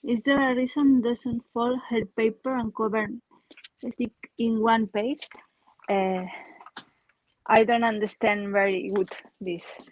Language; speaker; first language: English; non-native, learner; Spanish